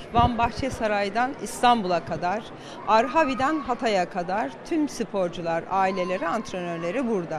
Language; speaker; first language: Turkish; native; Turkish